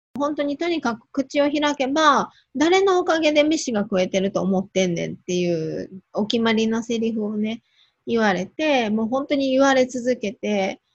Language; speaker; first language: Japanese; native; Japanese